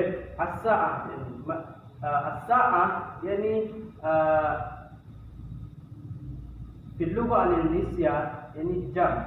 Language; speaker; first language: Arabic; non-native, fluent; Indonesian